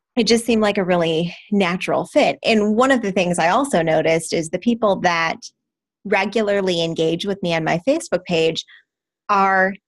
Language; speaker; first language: English; native; English